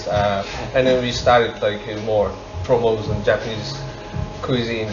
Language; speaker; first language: English; non-native, learner; Japanese